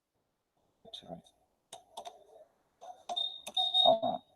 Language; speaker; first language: English; non-native, learner; Spanish